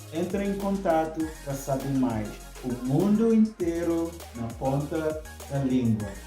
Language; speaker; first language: Portuguese; non-native, fluent; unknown